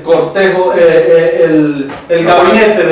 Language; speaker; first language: Spanish; native; Spanish